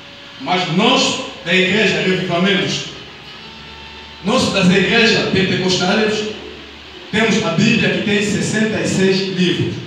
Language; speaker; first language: Portuguese; non-native, learner; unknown